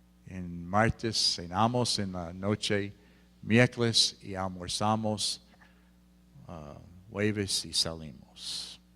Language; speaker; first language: Spanish; non-native, fluent; English